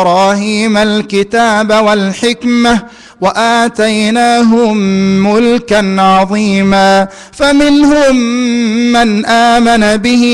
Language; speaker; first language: Arabic; native; Arabic